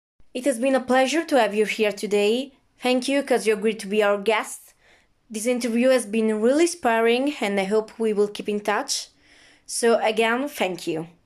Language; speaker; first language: English; non-native, fluent; Italian